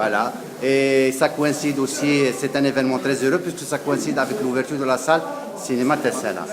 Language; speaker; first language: French; non-native, local second language; Arabic